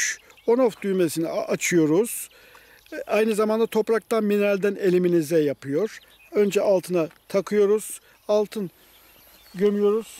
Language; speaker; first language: Turkish; native; Turkish